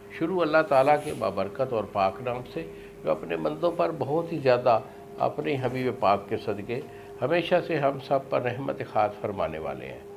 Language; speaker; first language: Urdu; non-native, local second language; Punjabi